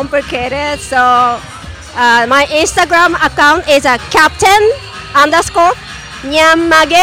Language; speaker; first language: English; non-native, learner; Japanese